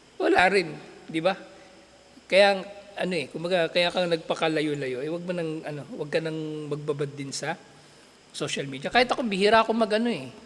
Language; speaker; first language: Filipino; native; Filipino